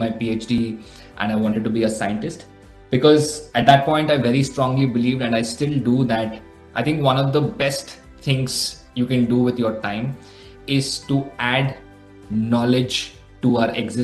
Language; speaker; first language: English; non-native, local second language; Telugu